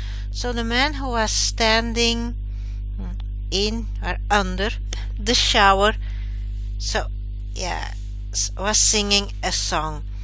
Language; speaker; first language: English; non-native, fluent; Dutch